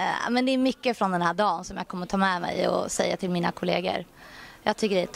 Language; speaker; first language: Swedish; native; Swedish